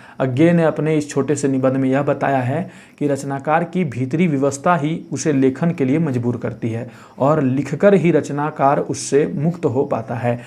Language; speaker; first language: Hindi; native; Hindi